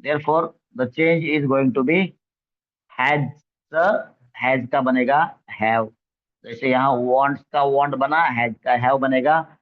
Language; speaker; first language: Hindi; non-native, local second language; Marathi